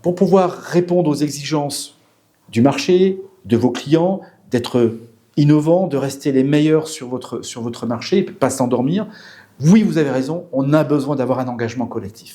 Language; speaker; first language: French; native; French